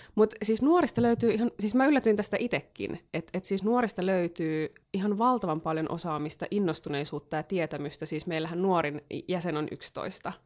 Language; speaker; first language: Finnish; native; Finnish